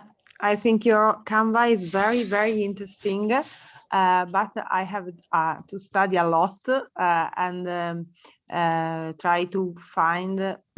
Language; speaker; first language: English; non-native, learner; Italian